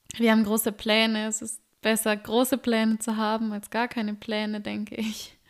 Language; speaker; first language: German; native; German